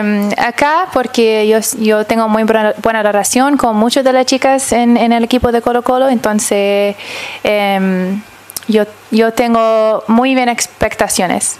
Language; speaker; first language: Spanish; early bilingual, heritage; English